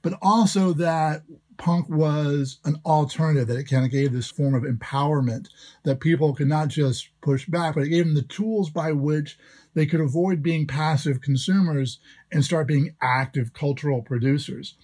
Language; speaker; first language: English; native; English